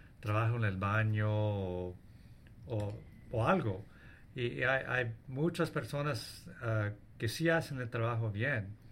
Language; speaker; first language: Spanish; early bilingual, heritage; English